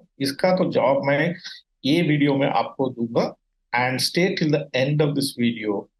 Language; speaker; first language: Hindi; non-native, local second language; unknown